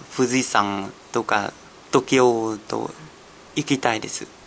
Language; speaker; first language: Japanese; non-native, learner; Vietnamese